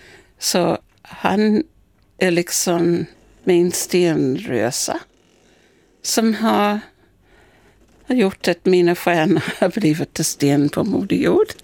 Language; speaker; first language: Swedish; non-native, fluent; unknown